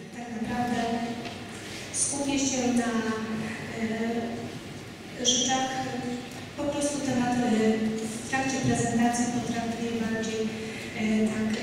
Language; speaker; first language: Polish; native; Polish